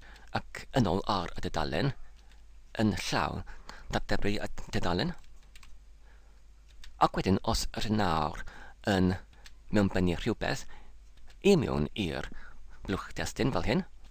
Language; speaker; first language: Welsh; non-native, learner; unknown